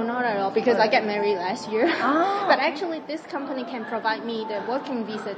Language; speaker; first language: English; non-native, fluent; Cantonese